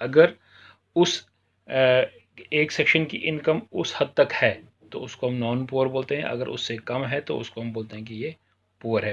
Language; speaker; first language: Hindi; non-native, local second language; Kashmiri